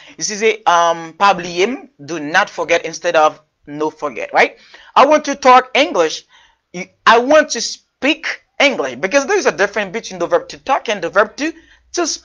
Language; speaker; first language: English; non-native, fluent; Haitian Creole